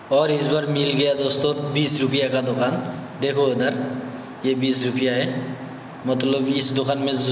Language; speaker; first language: Hindi; non-native, local second language; Bangla